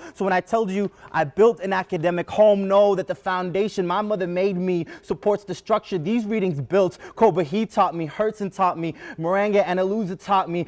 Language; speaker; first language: English; early bilingual, other home language; Spanish